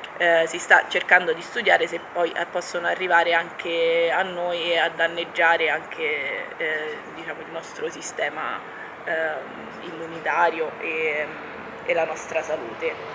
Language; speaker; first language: Italian; native; Italian